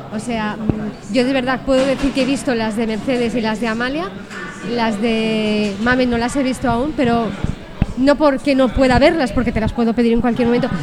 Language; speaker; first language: Spanish; native; Spanish